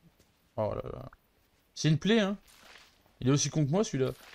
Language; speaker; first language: French; native; French